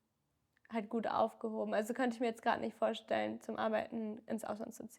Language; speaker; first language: German; native; German